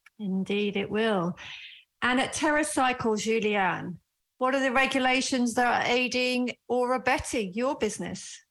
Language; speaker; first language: English; native; English